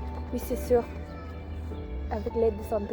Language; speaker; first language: French; non-native, learner; Indonesian